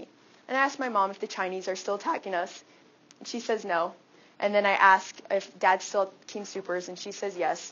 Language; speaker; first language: English; native; English